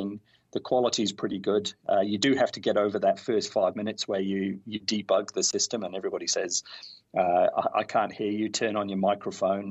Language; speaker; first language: English; native; English